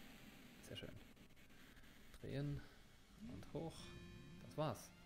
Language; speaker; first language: German; native; German